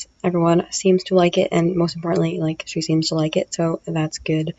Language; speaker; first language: English; native; English